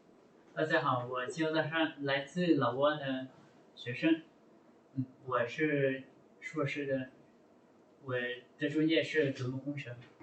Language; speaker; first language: Chinese; non-native, learner; Lao